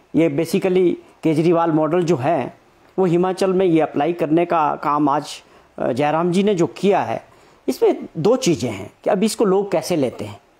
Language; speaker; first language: Hindi; native; Hindi